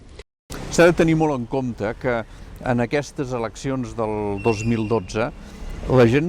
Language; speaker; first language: Catalan; native; Catalan